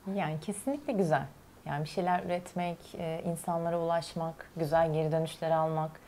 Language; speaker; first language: Turkish; native; Turkish